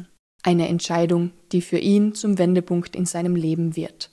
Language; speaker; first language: German; native; German